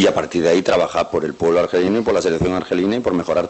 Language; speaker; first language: Spanish; native; Spanish